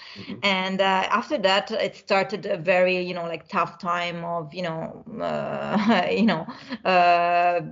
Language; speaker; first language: English; non-native, fluent; Italian